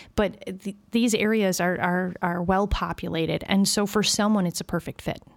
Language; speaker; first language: English; native; English